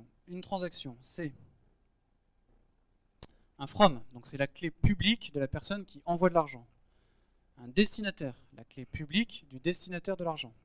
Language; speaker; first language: French; native; French